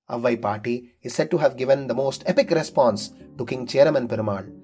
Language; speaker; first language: English; non-native, local second language; Tamil